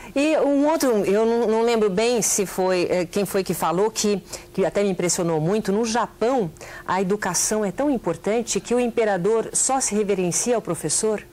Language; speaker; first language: Portuguese; native; Portuguese